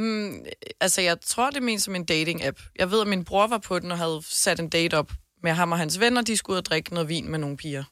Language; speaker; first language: Danish; native; Danish